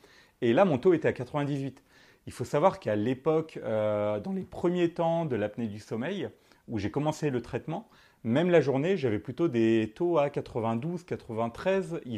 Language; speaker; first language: French; native; French